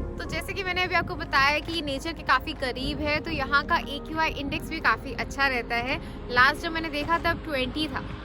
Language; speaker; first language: Hindi; native; Hindi